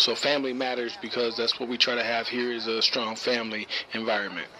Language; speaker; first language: English; native; English